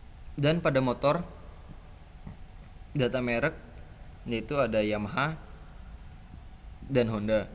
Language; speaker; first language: Indonesian; native; Indonesian